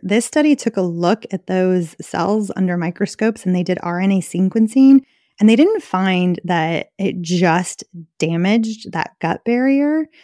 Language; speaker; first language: English; native; English